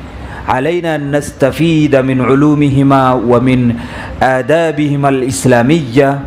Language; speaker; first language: Arabic; non-native, fluent; Urdu